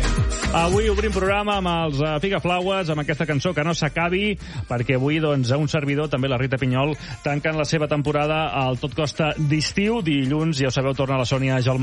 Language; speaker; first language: Catalan; native; Catalan